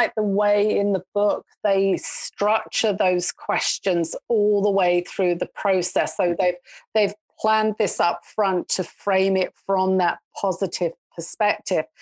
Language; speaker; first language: English; native; English